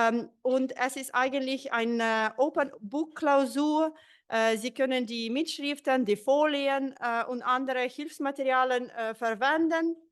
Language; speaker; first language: German; non-native, fluent; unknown